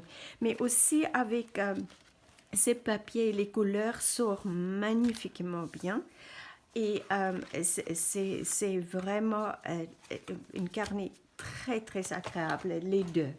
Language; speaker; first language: French; non-native, fluent; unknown